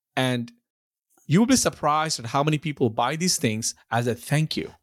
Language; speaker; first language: English; non-native, local second language; Telugu